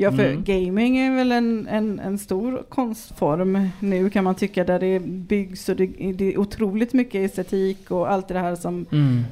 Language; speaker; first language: Swedish; native; Swedish